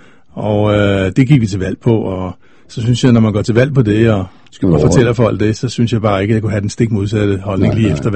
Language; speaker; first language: Danish; native; Danish